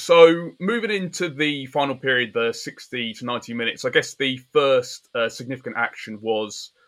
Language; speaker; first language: English; native; English